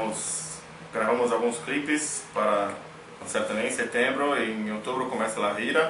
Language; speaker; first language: Spanish; non-native, learner; Portuguese